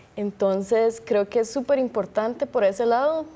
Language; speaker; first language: Spanish; native; Spanish